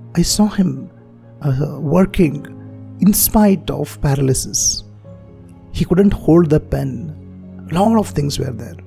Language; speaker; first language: English; non-native, local second language; Marathi